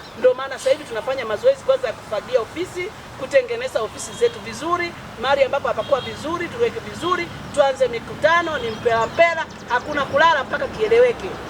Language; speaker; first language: Swahili; native; Swahili